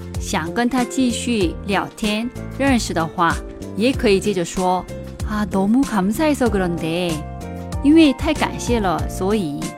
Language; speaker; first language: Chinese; non-native, fluent; Korean